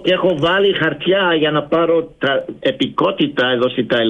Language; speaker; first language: Greek; early bilingual, heritage; Greek